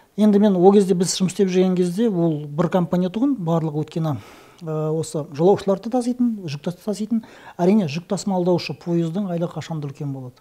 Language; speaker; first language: Kazakh; non-native, local second language; Russian